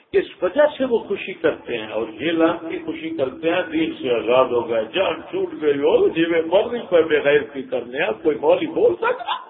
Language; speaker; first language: Urdu; non-native, local second language; Punjabi